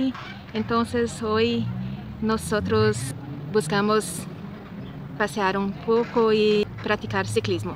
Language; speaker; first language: Spanish; non-native, learner; Portuguese